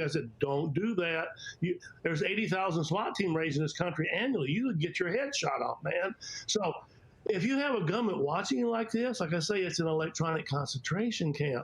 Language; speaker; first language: English; native; English